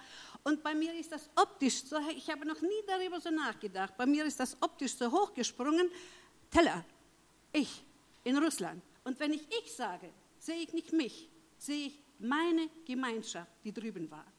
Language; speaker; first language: German; early bilingual, heritage; German